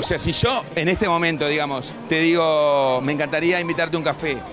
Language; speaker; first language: Spanish; native; Spanish